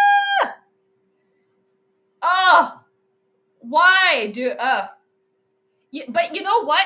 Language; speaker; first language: English; native; English